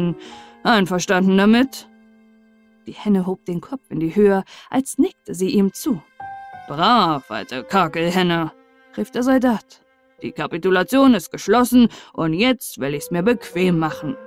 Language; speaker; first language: German; native; German